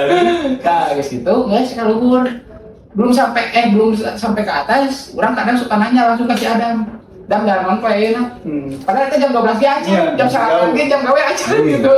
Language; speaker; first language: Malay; non-native, local second language; Sundanese